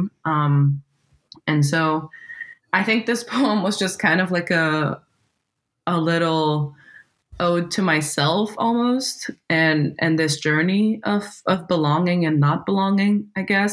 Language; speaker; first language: English; non-native, fluent; Portuguese